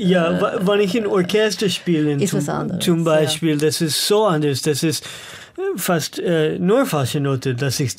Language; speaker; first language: German; non-native, learner; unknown